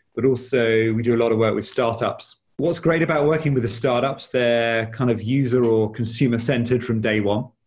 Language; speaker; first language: English; native; English